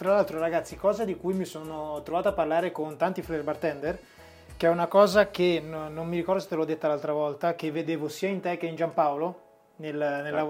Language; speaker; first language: Italian; native; Italian